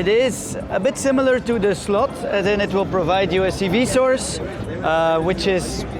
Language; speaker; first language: English; non-native, fluent; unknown